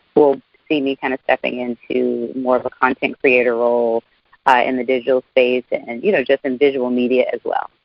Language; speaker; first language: English; native; English